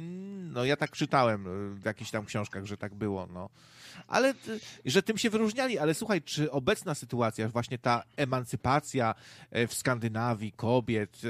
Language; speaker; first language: Polish; native; Polish